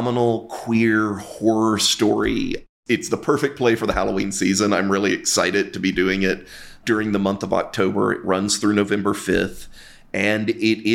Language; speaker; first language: English; native; English